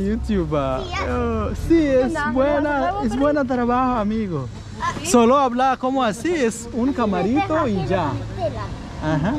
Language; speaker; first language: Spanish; non-native, learner; English